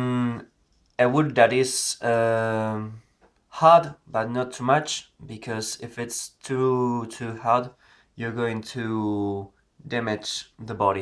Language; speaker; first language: English; non-native, learner; Spanish